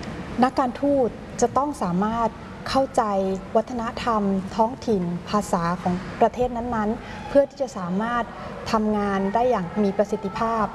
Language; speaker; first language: Thai; native; Thai